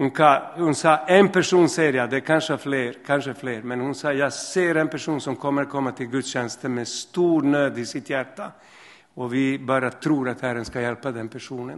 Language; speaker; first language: Swedish; non-native, fluent; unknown